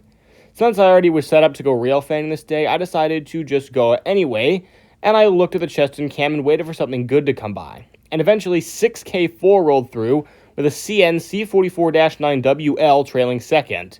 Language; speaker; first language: English; native; English